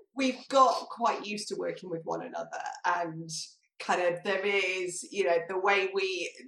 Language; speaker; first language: English; native; English